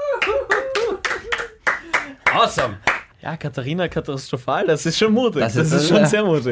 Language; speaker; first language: German; native; German